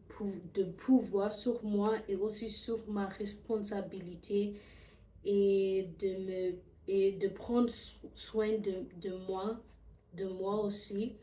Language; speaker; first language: French; non-native, learner; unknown